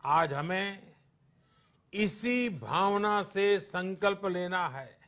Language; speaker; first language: Hindi; non-native, local second language; Gujarati